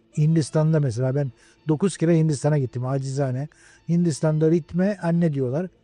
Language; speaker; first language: Turkish; native; Turkish